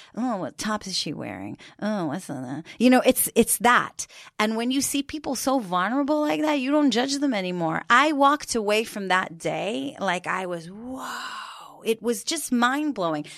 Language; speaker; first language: English; non-native, fluent; Hebrew